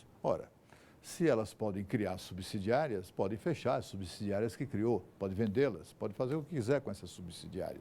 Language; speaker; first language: Portuguese; native; Portuguese